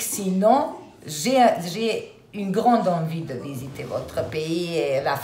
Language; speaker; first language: French; non-native, fluent; Serbian